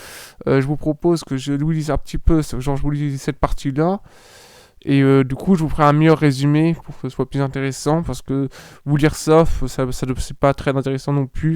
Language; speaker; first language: French; native; French